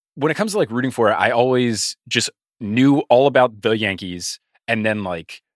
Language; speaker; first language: English; native; English